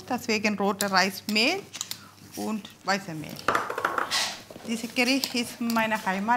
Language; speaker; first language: German; non-native, learner; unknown